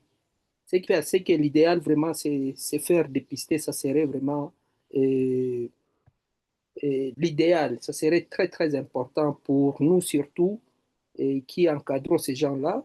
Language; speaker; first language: French; non-native, local second language; Swahili